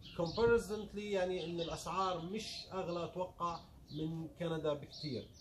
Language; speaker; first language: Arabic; native; Arabic